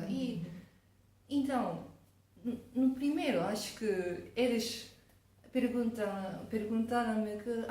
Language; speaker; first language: Portuguese; non-native, fluent; Japanese